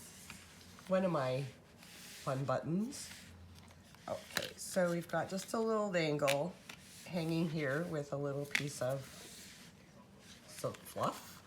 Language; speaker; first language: English; native; English